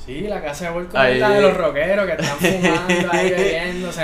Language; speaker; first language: Spanish; native; Spanish